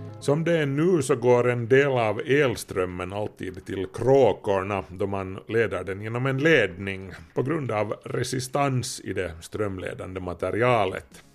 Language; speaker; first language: Swedish; native; Swedish